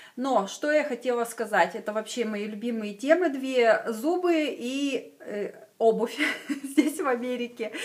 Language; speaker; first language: Russian; native; Russian